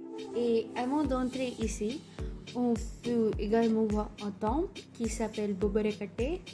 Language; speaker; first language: French; non-native, fluent; Konkani